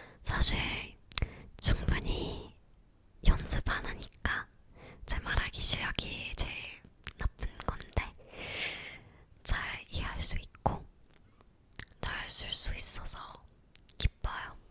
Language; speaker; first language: Korean; non-native, learner; English